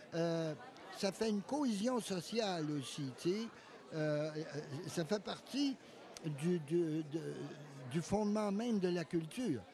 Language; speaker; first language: French; native; French